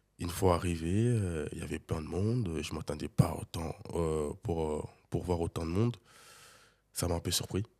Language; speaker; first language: French; early bilingual, other home language; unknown